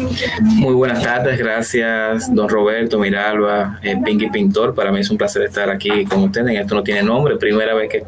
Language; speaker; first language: Spanish; native; Spanish